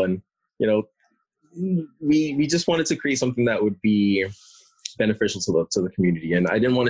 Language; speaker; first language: English; early bilingual, other home language; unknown